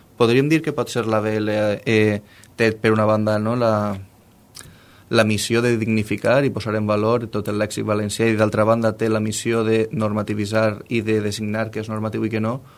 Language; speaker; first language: Catalan; native; Catalan